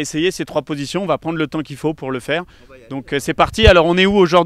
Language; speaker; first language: French; native; French